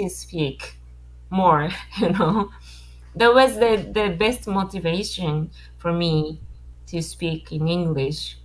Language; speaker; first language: English; non-native, learner; Japanese